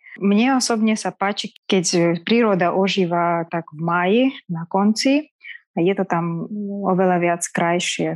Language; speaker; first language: Slovak; non-native, fluent; Kazakh